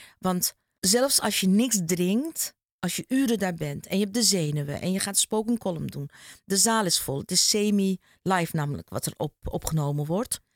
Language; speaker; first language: Dutch; early bilingual, other home language; Turkish